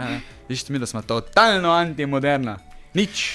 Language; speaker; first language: Slovenian; native; Slovenian